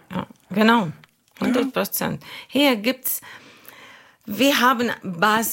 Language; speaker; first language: German; non-native, learner; Arabic